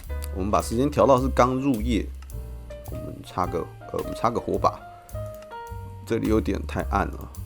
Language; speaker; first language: Chinese; native; Chinese